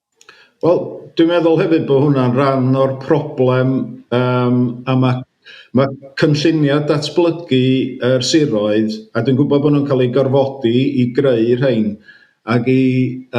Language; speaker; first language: Welsh; native; Welsh